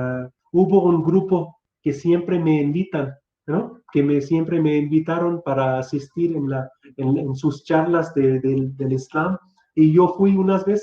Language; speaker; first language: Spanish; non-native, fluent; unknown